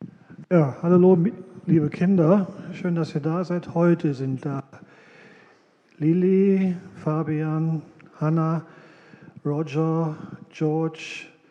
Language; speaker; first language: German; native; German